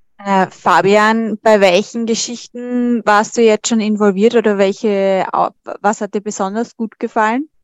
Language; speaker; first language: German; native; German